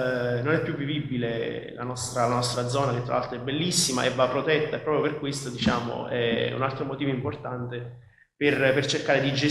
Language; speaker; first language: Italian; native; Italian